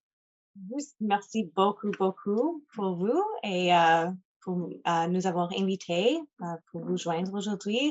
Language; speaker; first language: French; non-native, local second language; English